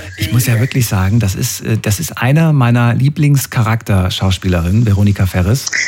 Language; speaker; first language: German; native; German